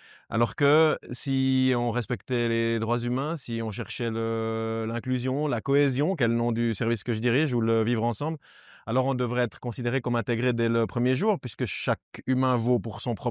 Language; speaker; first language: French; native; French